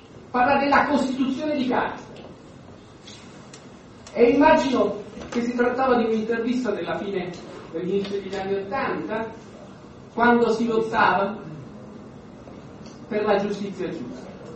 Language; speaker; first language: Italian; native; Italian